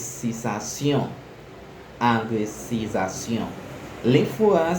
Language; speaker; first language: French; non-native, learner; Spanish